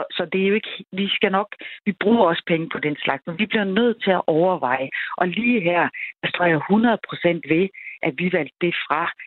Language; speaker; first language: Danish; native; Danish